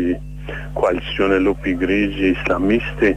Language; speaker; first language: Italian; non-native, fluent; Kurdish